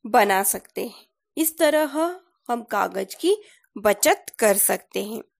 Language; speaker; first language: Hindi; non-native, local second language; Marathi